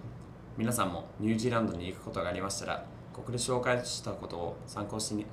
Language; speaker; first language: Japanese; non-native, fluent; English